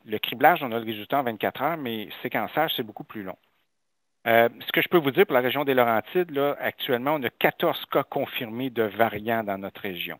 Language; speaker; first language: French; native; French